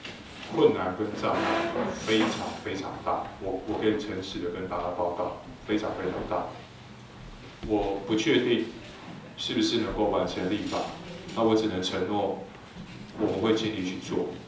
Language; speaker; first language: Chinese; native; Chinese